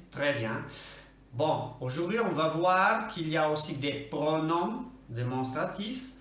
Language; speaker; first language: French; non-native, fluent; Italian